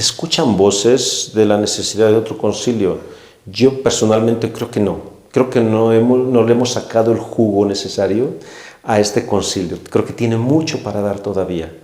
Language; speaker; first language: Spanish; native; Spanish